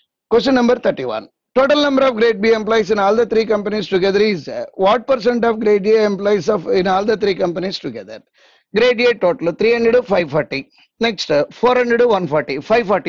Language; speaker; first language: English; non-native, local second language; Telugu